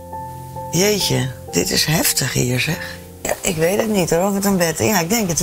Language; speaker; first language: Dutch; native; Dutch